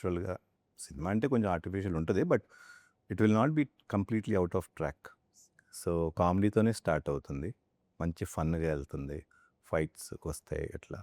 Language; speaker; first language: Telugu; native; Telugu